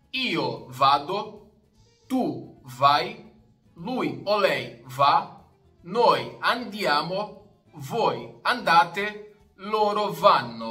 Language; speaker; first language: Italian; non-native, fluent; Portuguese